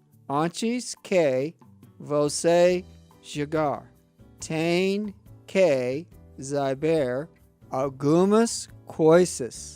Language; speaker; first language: Portuguese; non-native, learner; English